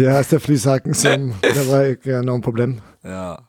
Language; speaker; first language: Norwegian; non-native, learner; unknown